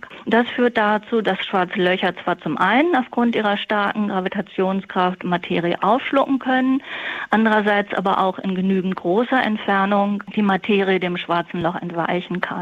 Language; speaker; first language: German; native; German